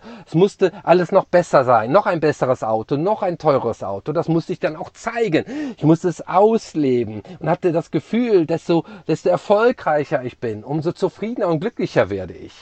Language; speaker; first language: German; native; German